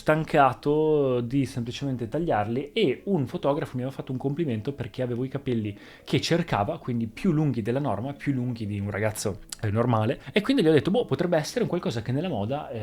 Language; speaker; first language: Italian; native; Italian